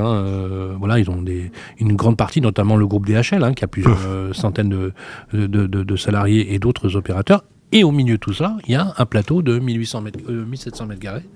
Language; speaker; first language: French; native; French